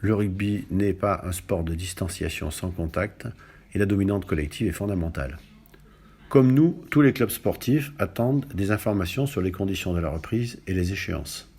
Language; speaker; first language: French; native; French